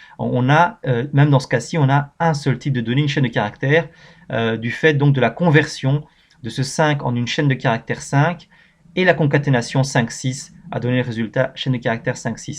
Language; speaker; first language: French; native; French